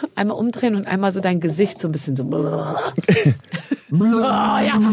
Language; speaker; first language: German; native; German